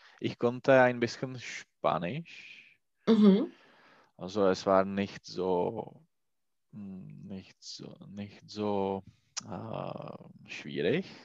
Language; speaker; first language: German; non-native, learner; Czech